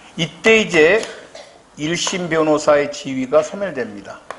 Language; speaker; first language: Korean; native; Korean